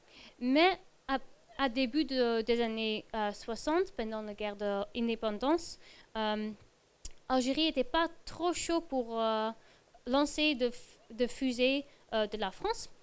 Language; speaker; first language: French; non-native, fluent; Dutch